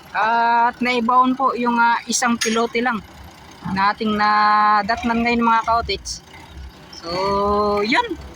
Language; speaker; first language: Filipino; non-native, local second language; Cebuano